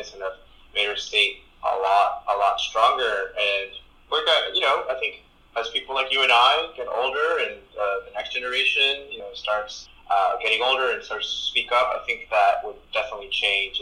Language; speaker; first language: English; early bilingual, other home language; Spanish